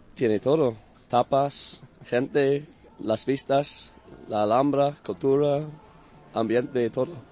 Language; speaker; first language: Spanish; non-native, learner; English